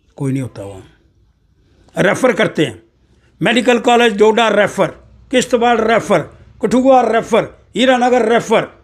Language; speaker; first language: Hindi; non-native, local second language; Dogri